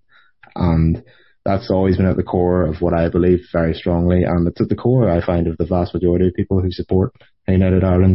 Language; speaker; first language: English; native; English